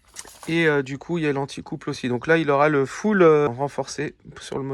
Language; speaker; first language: French; native; French